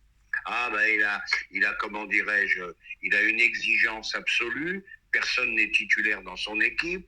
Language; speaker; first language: French; native; French